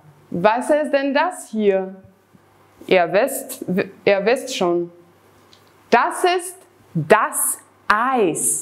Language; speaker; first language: German; non-native, fluent; Serbian